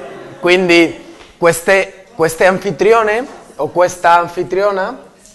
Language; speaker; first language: Italian; non-native, learner; Spanish